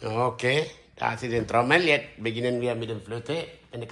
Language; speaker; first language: German; non-native, learner; Indonesian